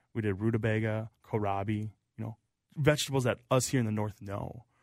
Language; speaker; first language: English; native; English